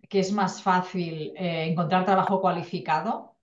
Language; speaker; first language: Spanish; non-native, local second language; Catalan